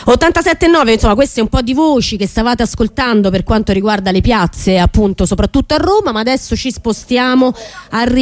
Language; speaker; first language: Italian; native; Italian